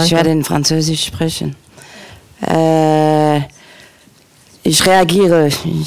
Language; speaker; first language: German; non-native, learner; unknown